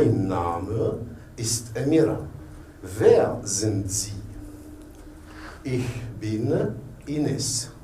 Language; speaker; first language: German; non-native, fluent; Arabic